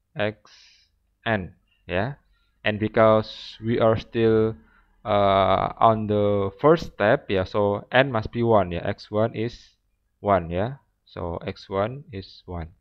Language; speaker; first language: English; non-native, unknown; Indonesian